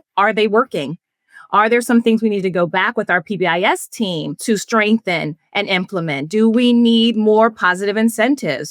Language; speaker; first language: English; native; English